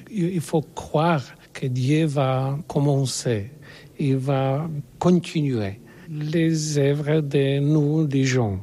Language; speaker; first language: French; non-native, learner; Polish